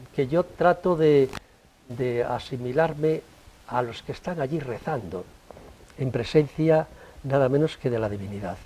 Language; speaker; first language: Spanish; native; Spanish